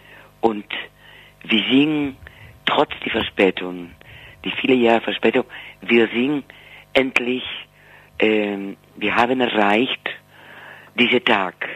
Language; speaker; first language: German; non-native, fluent; Spanish